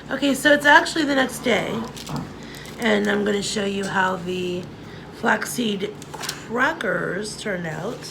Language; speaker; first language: English; native; English